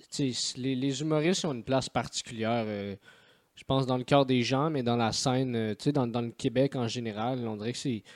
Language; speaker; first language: French; native; French